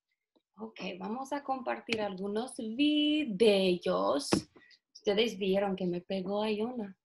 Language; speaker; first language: Spanish; non-native, fluent; English